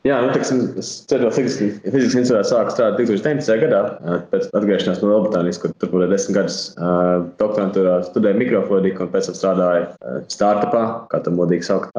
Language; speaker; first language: Latvian; native; Latvian